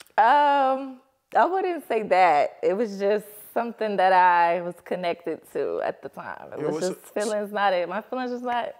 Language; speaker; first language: English; native; English